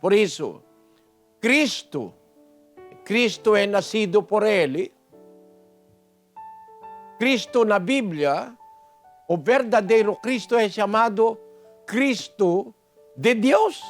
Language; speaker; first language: Portuguese; non-native, fluent; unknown